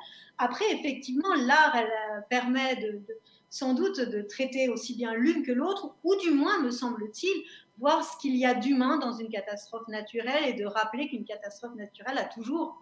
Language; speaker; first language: French; native; French